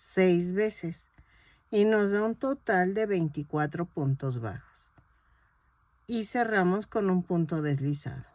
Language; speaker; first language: Spanish; native; Spanish